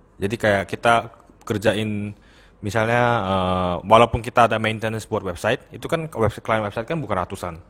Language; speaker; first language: Indonesian; early bilingual, other home language; Korean